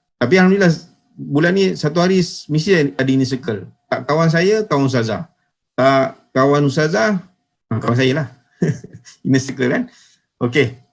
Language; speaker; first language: Malay; native; Malay